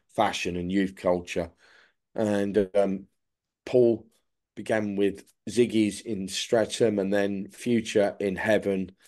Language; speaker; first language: English; native; English